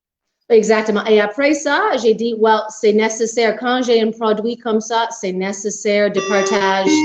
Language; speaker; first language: French; non-native, local second language; English